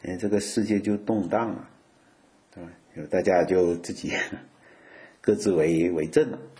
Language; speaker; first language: Chinese; native; Chinese